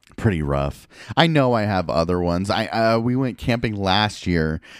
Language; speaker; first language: English; early bilingual, other home language; Spanish